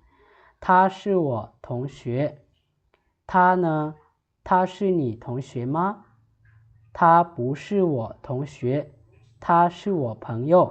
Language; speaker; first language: Chinese; non-native, fluent; Lao